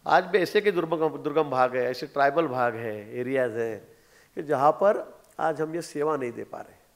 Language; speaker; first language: Hindi; non-native, local second language; Marathi